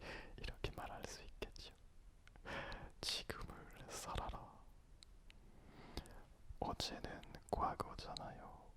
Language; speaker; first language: Korean; non-native, fluent; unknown